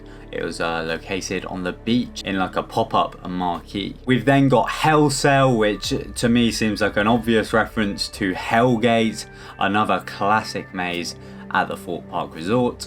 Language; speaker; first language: English; native; English